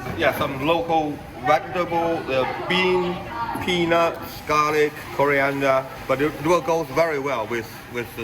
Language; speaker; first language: English; non-native, learner; Chinese